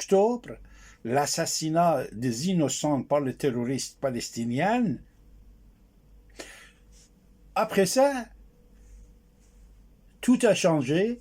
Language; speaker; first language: French; non-native, fluent; Persian